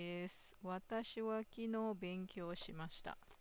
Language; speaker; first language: Japanese; non-native, fluent; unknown